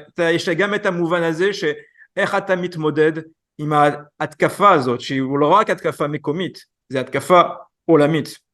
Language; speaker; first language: Hebrew; non-native, fluent; French